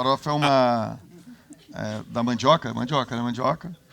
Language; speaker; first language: Portuguese; native; Portuguese